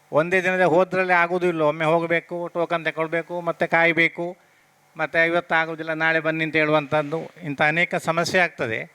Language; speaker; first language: Kannada; native; Kannada